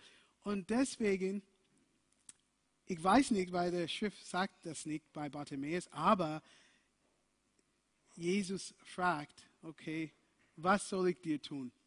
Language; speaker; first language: German; non-native, fluent; English